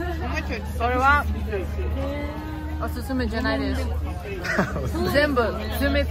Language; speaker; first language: Japanese; non-native, learner; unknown